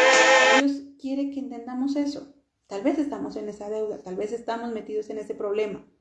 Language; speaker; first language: Spanish; native; Spanish